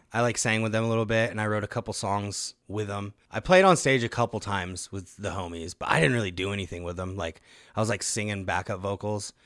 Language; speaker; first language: English; native; English